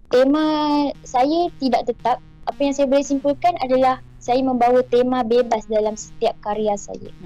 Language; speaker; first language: Malay; native; Malay